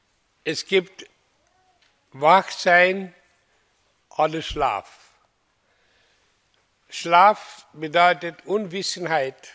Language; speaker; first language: German; non-native, fluent; Hindi